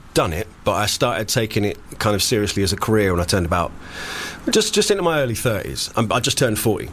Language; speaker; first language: English; native; English